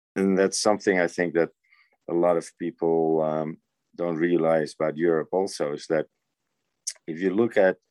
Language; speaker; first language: English; non-native, fluent; Dutch